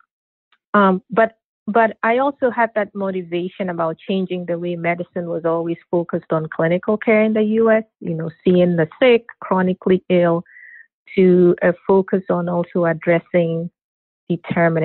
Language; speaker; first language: English; non-native, local second language; Akan